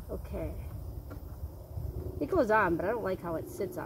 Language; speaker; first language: English; native; English